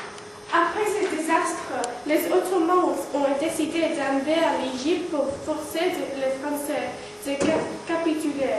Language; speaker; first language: French; non-native, learner; English